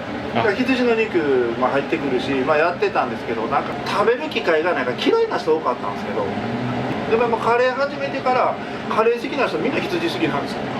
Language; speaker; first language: Japanese; native; Japanese